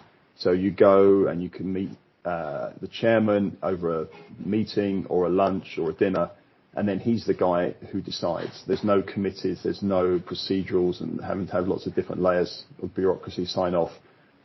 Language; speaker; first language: English; native; English